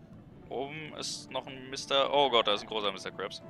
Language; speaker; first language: German; native; German